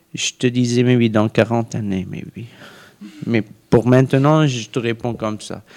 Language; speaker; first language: French; non-native, local second language; Arabic